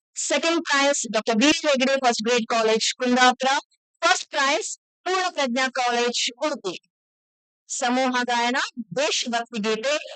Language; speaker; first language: English; non-native, local second language; Kannada